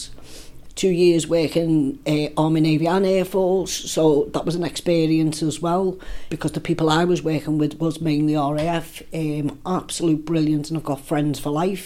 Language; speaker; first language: English; native; English